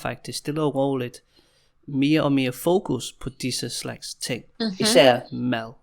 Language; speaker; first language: Danish; non-native, fluent; English